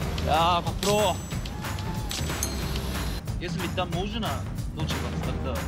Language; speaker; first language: Russian; non-native, learner; Korean